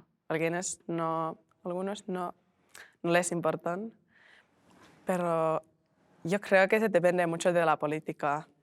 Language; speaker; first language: Spanish; non-native, learner; Finnish